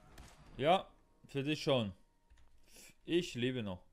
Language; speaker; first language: German; non-native, learner; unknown